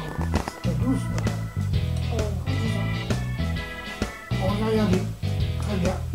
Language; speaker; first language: French; native; French